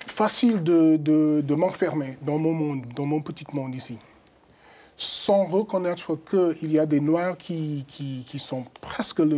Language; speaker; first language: French; non-native, fluent; English